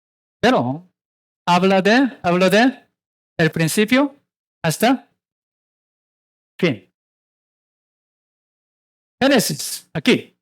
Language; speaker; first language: Spanish; non-native, learner; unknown